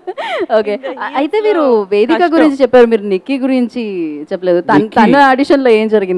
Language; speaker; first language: Telugu; native; Telugu